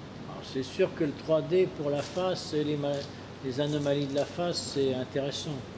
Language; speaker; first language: French; native; French